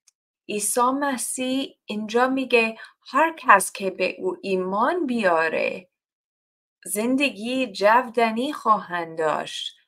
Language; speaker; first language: Persian; non-native, learner; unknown